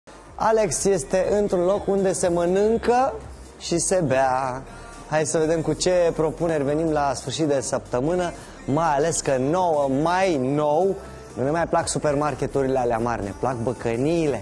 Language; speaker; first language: Romanian; native; Romanian